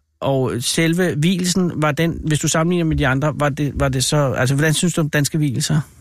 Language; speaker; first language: Danish; native; Danish